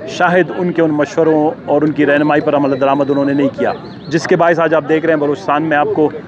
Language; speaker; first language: Urdu; non-native, local second language; Baluchi